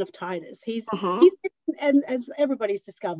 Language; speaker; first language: English; non-native, local second language; Cantonese